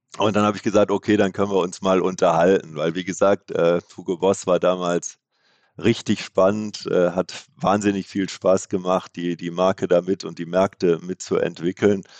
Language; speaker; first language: German; native; German